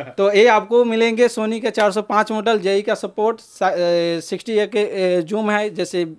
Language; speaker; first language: Hindi; native; Hindi